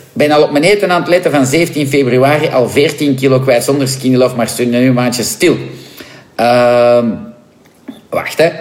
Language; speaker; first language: Dutch; non-native, local second language; French